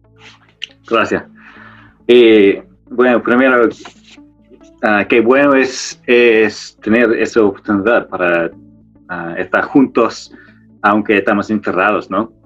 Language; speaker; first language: Spanish; non-native, fluent; English